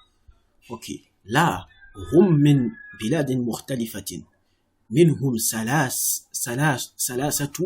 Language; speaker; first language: Arabic; non-native, fluent; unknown